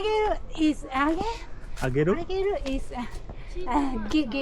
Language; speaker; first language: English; non-native, learner; Japanese